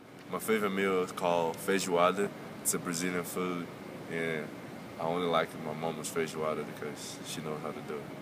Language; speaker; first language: English; non-native, fluent; Portuguese